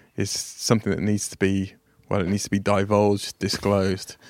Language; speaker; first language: English; native; English